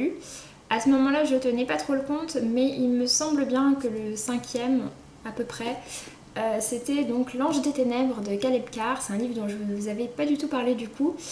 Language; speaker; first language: French; native; French